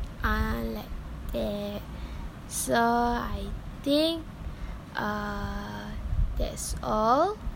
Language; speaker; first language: English; non-native, learner; Malay